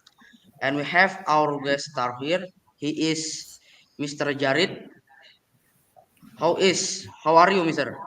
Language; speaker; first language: English; non-native, learner; Indonesian